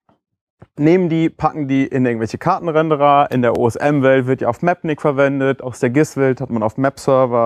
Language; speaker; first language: German; native; German